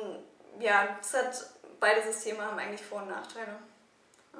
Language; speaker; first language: German; native; German